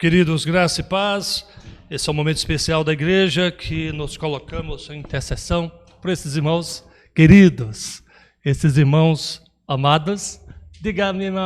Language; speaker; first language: Portuguese; native; Portuguese